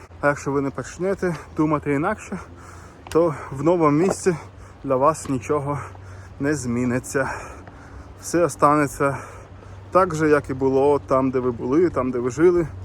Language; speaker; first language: Ukrainian; non-native, local second language; Russian